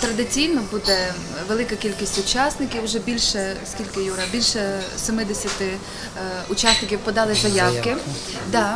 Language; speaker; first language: Ukrainian; native; Ukrainian